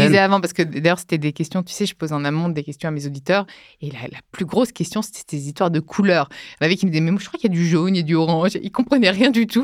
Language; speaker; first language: French; native; French